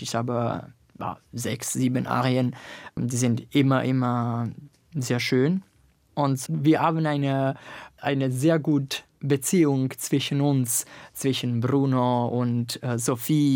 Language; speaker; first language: German; non-native, learner; Italian